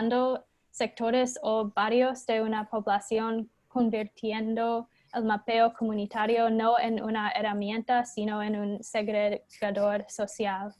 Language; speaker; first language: Spanish; non-native, fluent; English